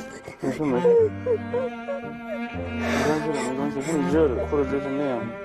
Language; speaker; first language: Chinese; native; Chinese